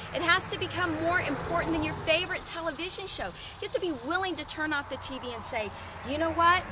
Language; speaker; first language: English; native; English